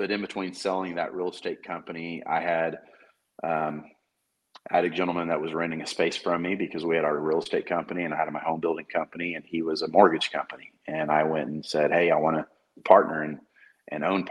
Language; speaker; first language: English; native; English